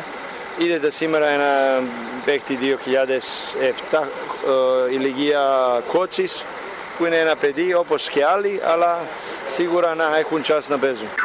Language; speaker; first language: Greek; non-native, learner; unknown